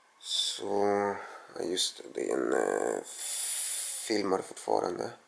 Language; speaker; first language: Swedish; non-native, fluent; Russian